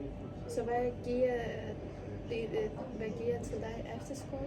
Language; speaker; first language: Danish; non-native, learner; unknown